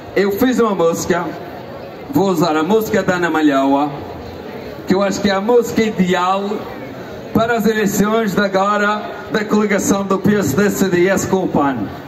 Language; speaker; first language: Portuguese; early bilingual, heritage; Portuguese